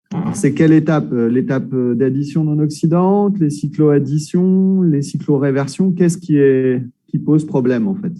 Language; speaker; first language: French; native; French